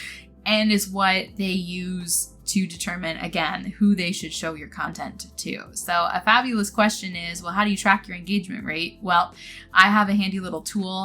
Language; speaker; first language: English; native; English